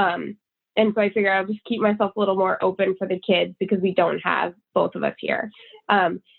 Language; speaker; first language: English; native; English